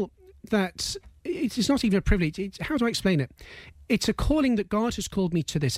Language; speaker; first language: English; native; English